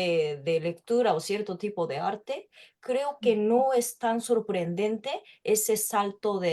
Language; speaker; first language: Spanish; non-native, fluent; Japanese